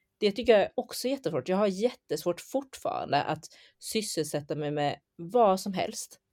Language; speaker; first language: Swedish; early bilingual, other home language; Chinese